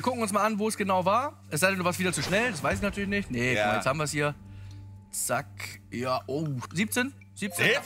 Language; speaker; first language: German; native; German